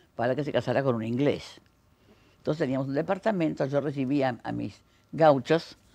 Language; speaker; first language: Spanish; native; Spanish